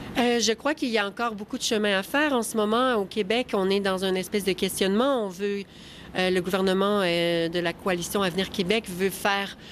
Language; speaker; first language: French; native; French